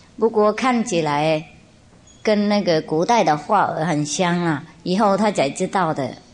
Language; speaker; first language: Chinese; non-native, fluent; Vietnamese